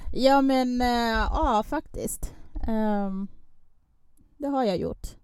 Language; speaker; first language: Swedish; non-native, fluent; French